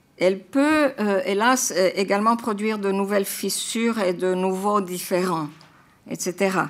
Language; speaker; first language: French; non-native, fluent; Croatian